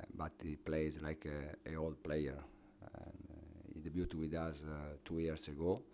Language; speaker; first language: English; non-native, learner; Italian